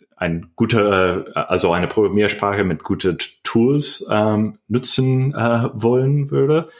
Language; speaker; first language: German; non-native, learner; English